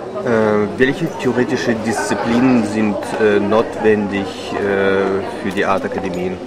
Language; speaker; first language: German; non-native, fluent; Russian